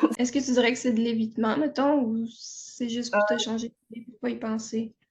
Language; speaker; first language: French; native; French